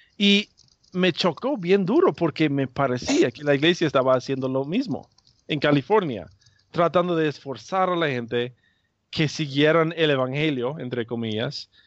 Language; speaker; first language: Spanish; non-native, fluent; English